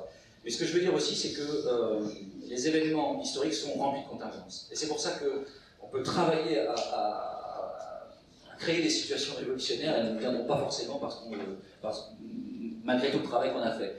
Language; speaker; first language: French; native; French